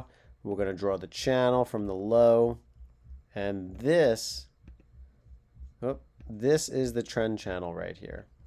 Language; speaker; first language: English; native; English